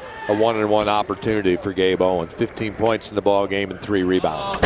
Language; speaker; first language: English; native; English